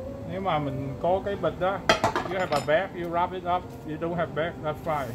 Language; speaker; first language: English; non-native, learner; Vietnamese